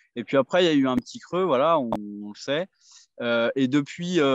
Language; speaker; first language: French; native; French